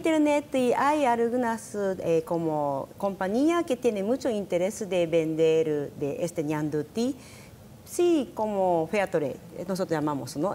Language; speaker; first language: Spanish; non-native, learner; Japanese